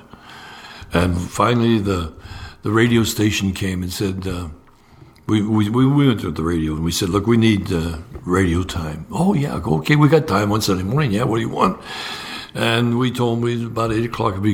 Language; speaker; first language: English; native; English